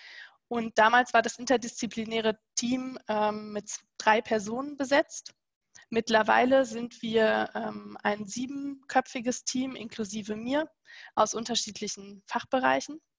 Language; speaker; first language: German; native; German